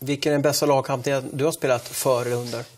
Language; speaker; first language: Swedish; native; Swedish